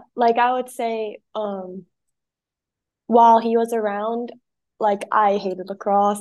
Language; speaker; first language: English; native; English